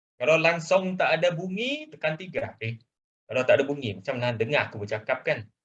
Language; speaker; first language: Malay; non-native, local second language; Chinese